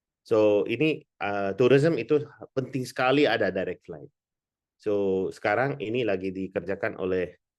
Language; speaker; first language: Indonesian; non-native, fluent; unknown